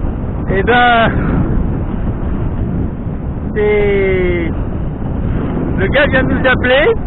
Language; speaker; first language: French; native; French